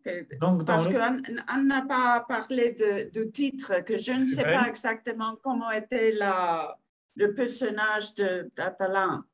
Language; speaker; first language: French; non-native, fluent; Spanish